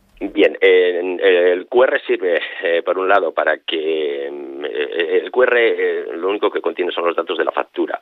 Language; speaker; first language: Spanish; native; Spanish